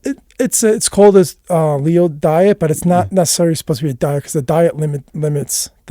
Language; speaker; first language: English; native; English